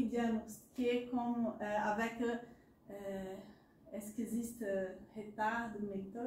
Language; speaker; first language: French; non-native, learner; Portuguese